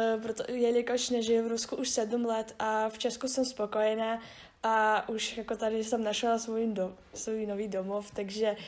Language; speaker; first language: Czech; early bilingual, other home language; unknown